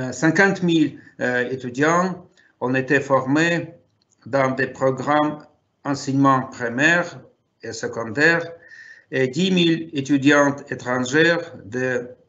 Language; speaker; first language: French; non-native, fluent; Russian